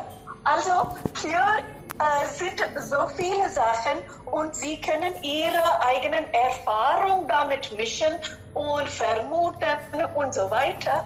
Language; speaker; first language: German; non-native, learner; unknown